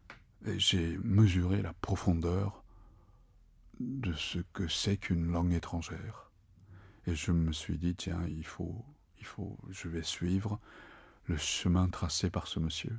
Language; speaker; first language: French; non-native, fluent; Japanese